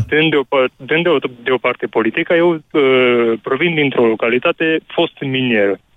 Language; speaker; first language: Romanian; non-native, local second language; Hungarian